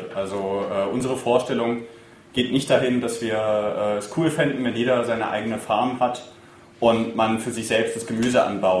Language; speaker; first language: German; native; German